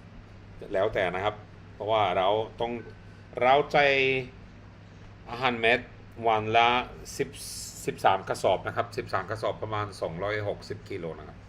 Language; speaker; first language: Thai; non-native, fluent; Swedish